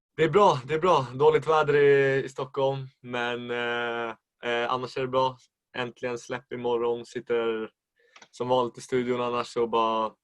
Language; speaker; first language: Swedish; native; Swedish